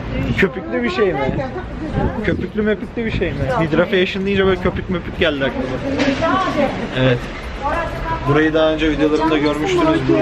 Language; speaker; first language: Turkish; native; Turkish